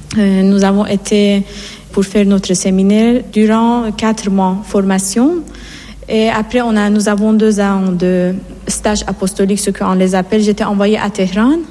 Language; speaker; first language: French; non-native, fluent; Persian